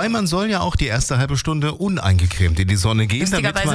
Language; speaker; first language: German; native; German